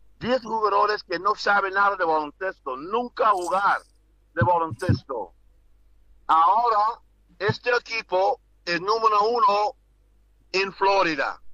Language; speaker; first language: Spanish; non-native, learner; English